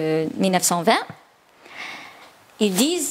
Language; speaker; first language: French; non-native, learner; Chinese